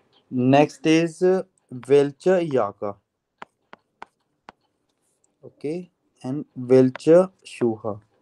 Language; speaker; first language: English; non-native, local second language; Hindi